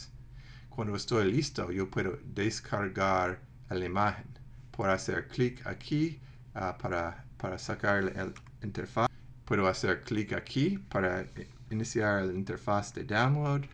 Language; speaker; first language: Spanish; non-native, fluent; English